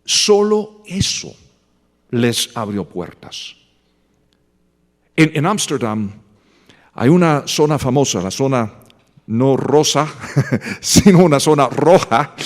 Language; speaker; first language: Spanish; non-native, fluent; English